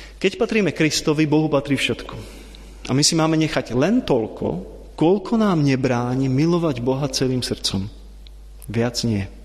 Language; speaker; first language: Slovak; non-native, fluent; Czech